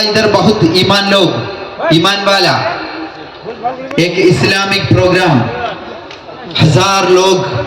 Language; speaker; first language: Hindi; non-native, local second language; Malayalam